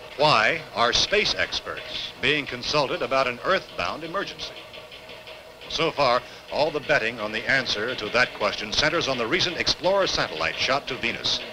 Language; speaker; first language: English; non-native, fluent; Danish